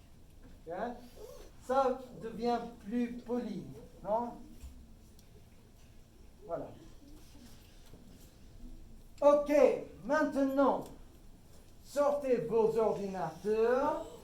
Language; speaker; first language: French; non-native, fluent; English